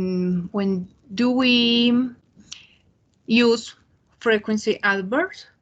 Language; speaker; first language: English; non-native, fluent; Spanish